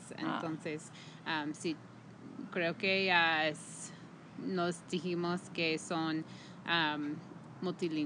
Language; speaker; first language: Spanish; non-native, fluent; English